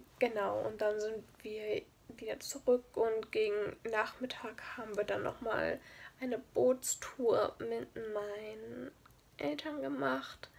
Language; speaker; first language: German; native; German